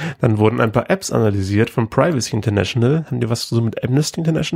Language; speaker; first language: German; native; German